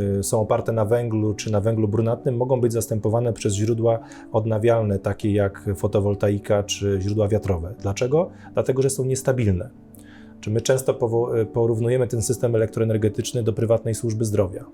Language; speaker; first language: Polish; native; Polish